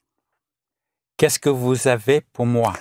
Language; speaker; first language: French; non-native, learner; English